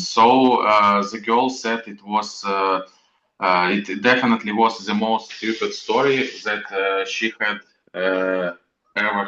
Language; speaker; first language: English; non-native, learner; Russian